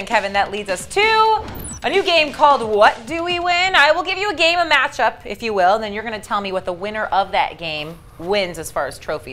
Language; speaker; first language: English; native; English